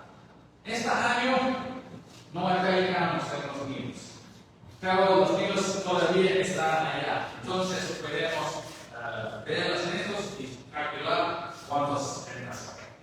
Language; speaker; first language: Spanish; non-native, learner; English